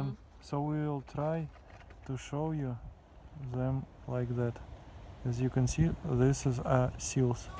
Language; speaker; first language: English; non-native, learner; Russian